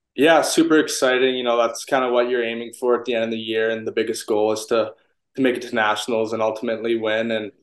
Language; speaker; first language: English; native; English